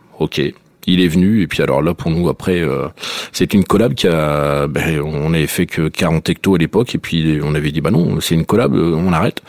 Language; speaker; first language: French; native; French